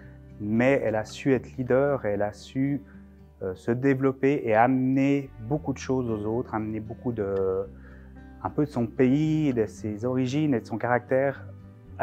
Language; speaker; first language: French; native; French